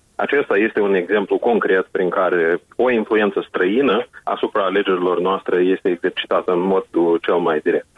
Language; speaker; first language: Romanian; native; Romanian